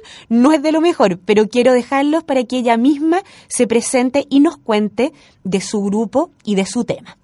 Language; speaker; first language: Spanish; native; Spanish